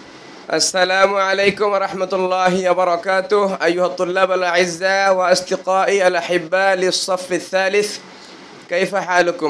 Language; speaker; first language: Arabic; non-native, fluent; Bangla